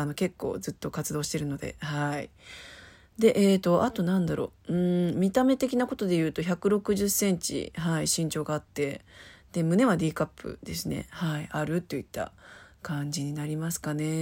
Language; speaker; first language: Japanese; native; Japanese